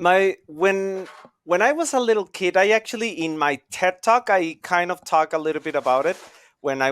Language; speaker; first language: English; non-native, fluent; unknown